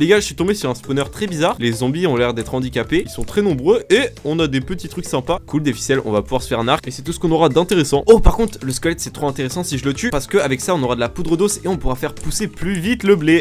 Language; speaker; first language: French; native; French